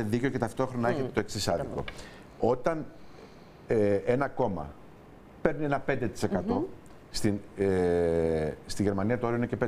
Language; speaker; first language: Greek; native; Greek